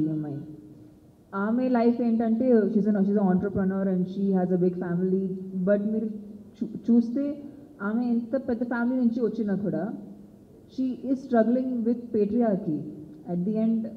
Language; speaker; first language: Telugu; non-native, fluent; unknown